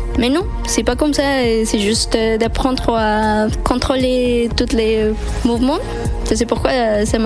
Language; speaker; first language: French; non-native, fluent; Spanish